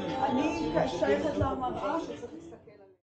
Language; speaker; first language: Hebrew; native; Hebrew